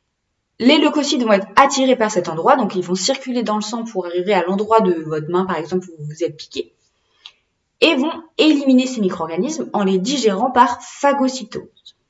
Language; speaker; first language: French; native; French